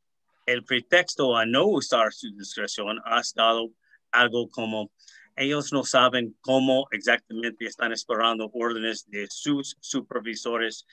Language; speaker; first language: Spanish; early bilingual, heritage; Spanish